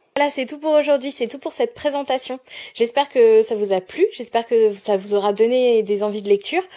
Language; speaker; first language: French; native; French